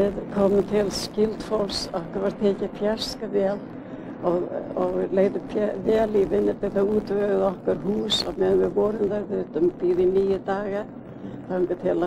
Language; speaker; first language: Icelandic; early bilingual, heritage; Icelandic